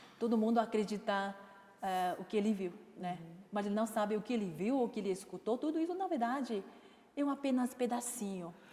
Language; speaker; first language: Portuguese; non-native, fluent; Chinese